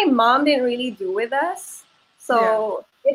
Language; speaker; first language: English; non-native, local second language; Filipino